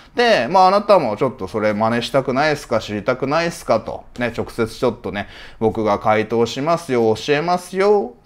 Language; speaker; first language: Japanese; native; Japanese